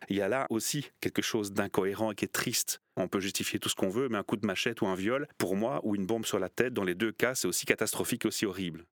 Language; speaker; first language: French; native; French